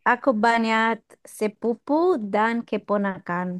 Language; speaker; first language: Indonesian; non-native, learner; English